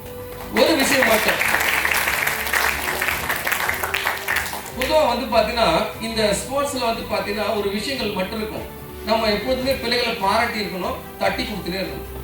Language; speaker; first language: Tamil; native; Tamil